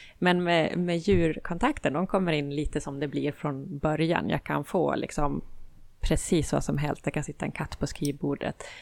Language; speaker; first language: Swedish; native; Swedish